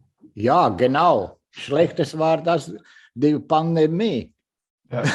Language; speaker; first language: German; non-native, fluent; Latvian